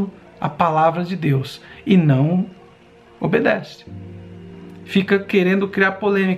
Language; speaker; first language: Portuguese; native; Portuguese